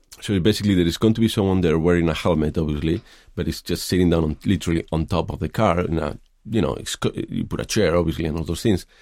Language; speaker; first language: English; non-native, fluent; Spanish